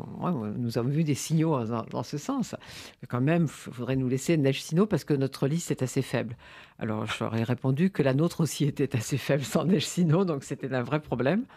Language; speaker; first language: French; native; French